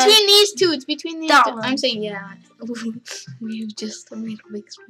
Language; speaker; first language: English; native; English